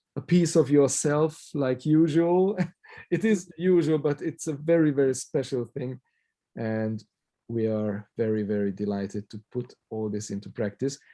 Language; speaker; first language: English; non-native, fluent; Hungarian